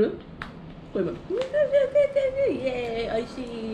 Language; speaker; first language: Japanese; native; Japanese